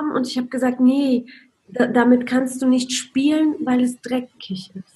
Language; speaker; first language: German; non-native, fluent; Polish